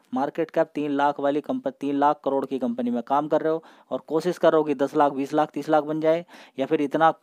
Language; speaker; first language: Hindi; native; Hindi